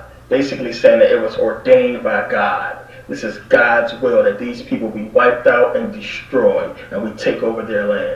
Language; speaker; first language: English; native; English